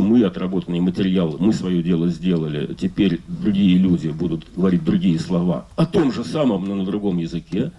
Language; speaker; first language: Russian; native; Russian